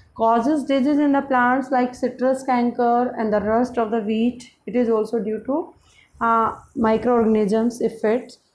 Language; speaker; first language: English; non-native, local second language; Hindi